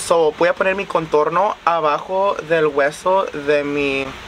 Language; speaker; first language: Spanish; early bilingual, heritage; Spanish